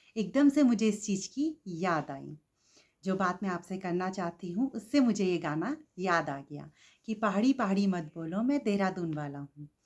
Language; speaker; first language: Hindi; native; Hindi